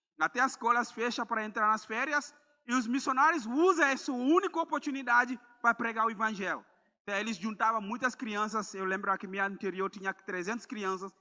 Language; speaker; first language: Portuguese; non-native, fluent; Mandingo